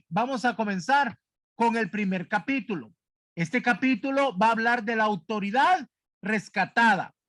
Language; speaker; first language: Spanish; native; Spanish